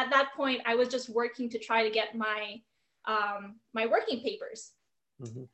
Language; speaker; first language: English; non-native, local second language; Filipino